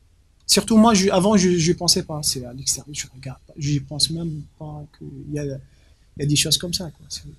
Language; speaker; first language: French; non-native, local second language; Arabic